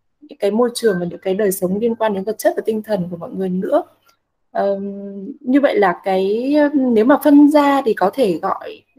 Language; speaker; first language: Vietnamese; native; Vietnamese